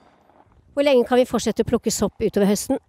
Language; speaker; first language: Norwegian; native; Norwegian